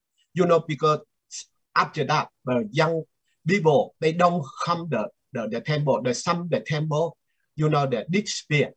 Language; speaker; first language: English; non-native, learner; Vietnamese